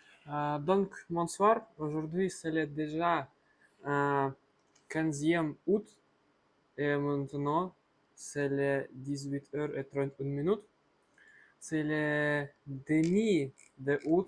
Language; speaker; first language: French; non-native, learner; Russian